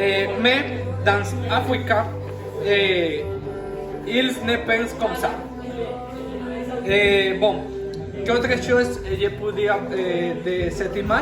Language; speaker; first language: French; non-native, learner; Spanish